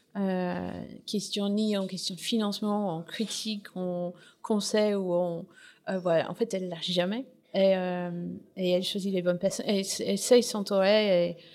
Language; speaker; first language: French; non-native, fluent; English